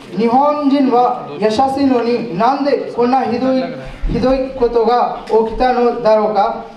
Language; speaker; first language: Japanese; non-native, learner; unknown